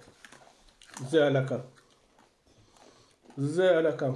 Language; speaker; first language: German; non-native, fluent; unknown